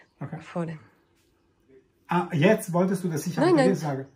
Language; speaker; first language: German; non-native, fluent; Italian